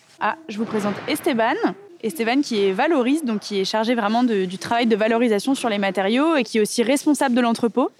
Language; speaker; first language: French; native; French